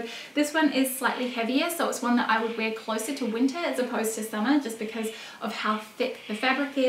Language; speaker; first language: English; native; English